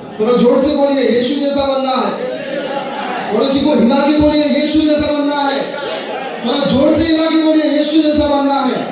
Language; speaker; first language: Hindi; non-native, local second language; Nepali